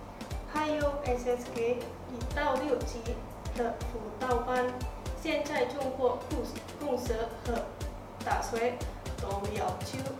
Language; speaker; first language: Chinese; non-native, learner; Indonesian